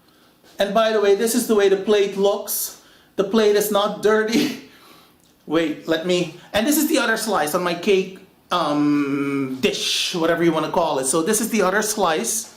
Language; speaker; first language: English; non-native, fluent; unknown